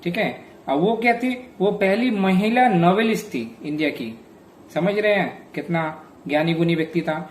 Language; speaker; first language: Hindi; non-native, local second language; Bangla